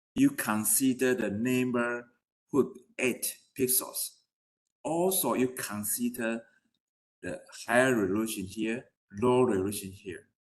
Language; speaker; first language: English; non-native, fluent; Chinese